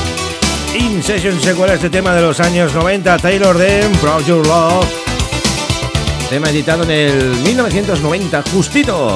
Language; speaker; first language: Spanish; native; Spanish